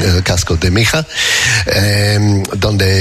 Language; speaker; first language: Spanish; non-native, learner; English